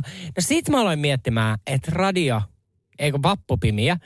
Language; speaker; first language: Finnish; native; Finnish